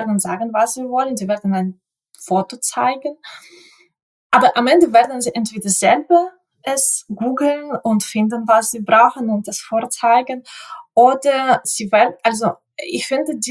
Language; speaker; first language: German; non-native, fluent; Ukrainian